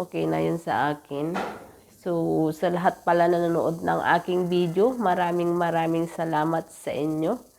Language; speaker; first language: Filipino; non-native, local second language; Iloko